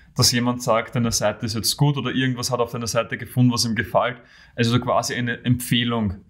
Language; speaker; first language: German; native; German